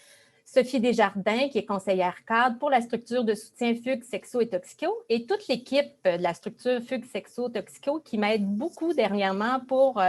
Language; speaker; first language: French; native; French